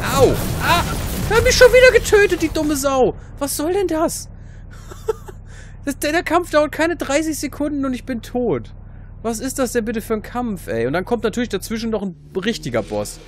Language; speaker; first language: German; native; German